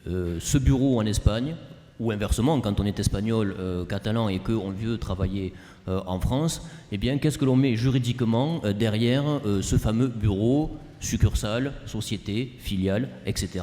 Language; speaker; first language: French; native; French